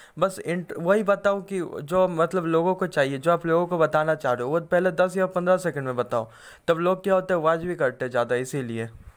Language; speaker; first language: Hindi; native; Hindi